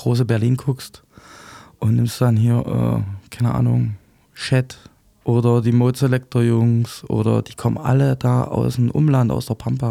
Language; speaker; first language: German; native; German